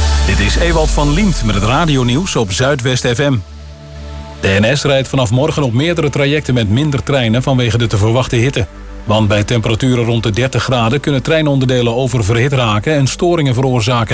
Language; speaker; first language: Dutch; native; Dutch